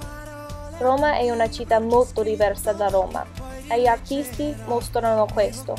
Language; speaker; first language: Italian; non-native, learner; English